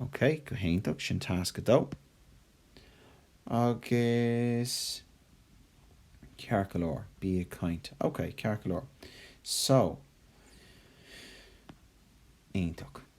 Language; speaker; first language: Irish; non-native, local second language; English